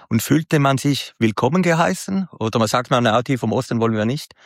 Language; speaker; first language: German; native; German